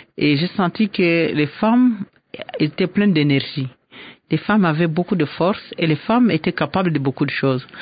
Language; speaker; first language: French; non-native, local second language; Swahili